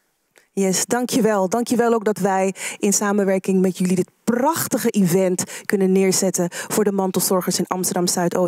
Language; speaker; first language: Dutch; native; Dutch